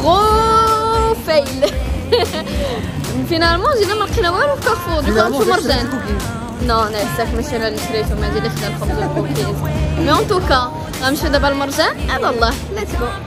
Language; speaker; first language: Arabic; early bilingual, other home language; French